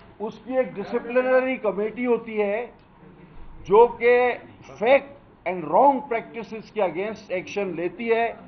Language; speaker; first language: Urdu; non-native, local second language; Sindhi